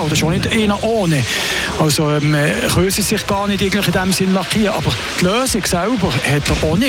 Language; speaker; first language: German; native; German